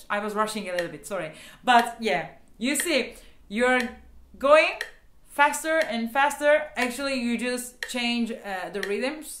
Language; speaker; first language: English; non-native, fluent; Turkish